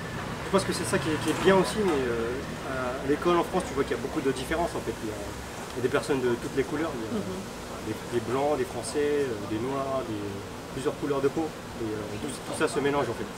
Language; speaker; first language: French; early bilingual, other home language; Min Nan Chinese